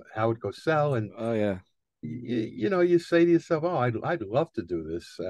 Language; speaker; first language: English; native; English